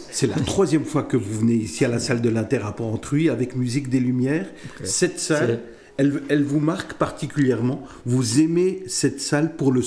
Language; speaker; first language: French; native; French